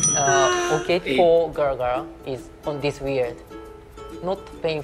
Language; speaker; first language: English; non-native, local second language; Cebuano